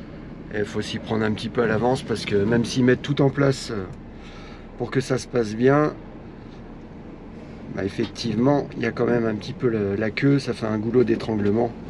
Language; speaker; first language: French; native; French